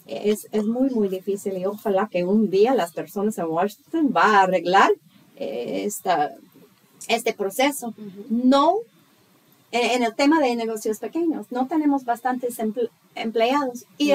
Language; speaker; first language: Spanish; non-native, fluent; English